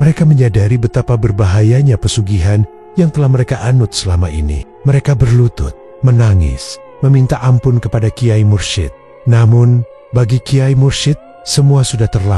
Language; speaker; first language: Indonesian; native; Indonesian